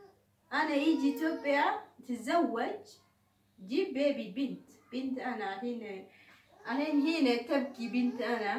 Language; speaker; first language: Arabic; non-native, learner; Oromo